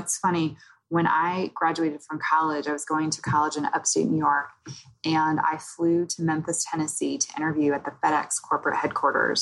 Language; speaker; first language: English; native; English